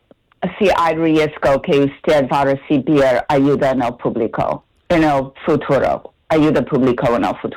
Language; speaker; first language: Spanish; non-native, learner; English